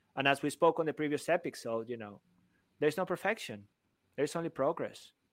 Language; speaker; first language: English; non-native, fluent; Spanish